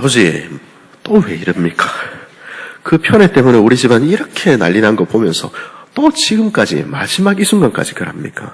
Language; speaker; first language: Korean; native; Korean